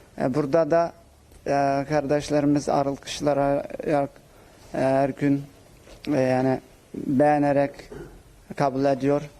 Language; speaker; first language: Turkish; non-native, local second language; Uyghur